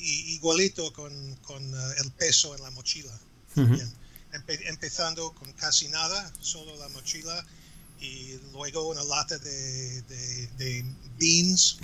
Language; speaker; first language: Spanish; non-native, fluent; English